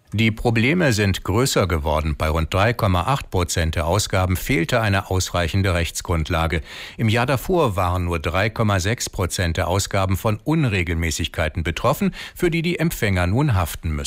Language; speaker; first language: German; native; German